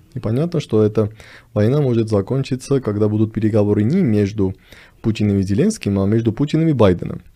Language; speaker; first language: Russian; non-native, local second language; Armenian